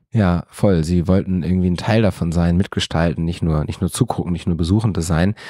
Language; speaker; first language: German; native; German